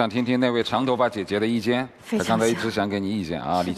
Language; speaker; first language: Chinese; native; Chinese